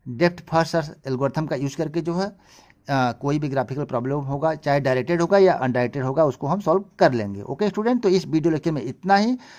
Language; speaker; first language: Hindi; native; Hindi